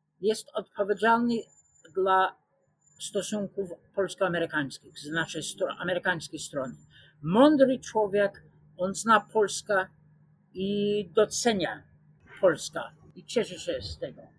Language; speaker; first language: Polish; non-native, fluent; English